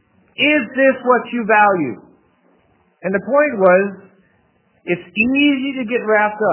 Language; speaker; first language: English; native; English